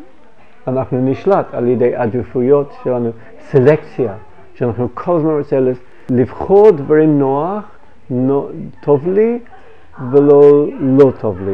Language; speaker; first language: Hebrew; non-native, fluent; English